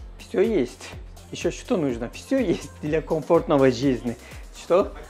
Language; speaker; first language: Russian; non-native, learner; Turkish